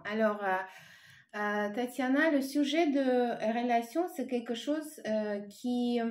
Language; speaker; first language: French; non-native, fluent; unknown